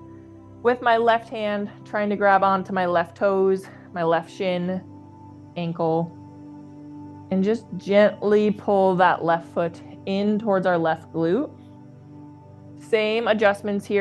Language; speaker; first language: English; native; English